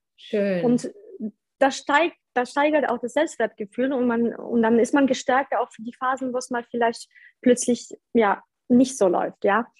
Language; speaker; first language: German; early bilingual, other home language; Polish